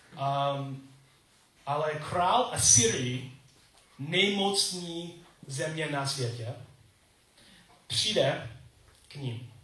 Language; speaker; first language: Czech; non-native, learner; English